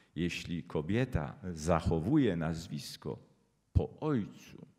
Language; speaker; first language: Polish; native; Polish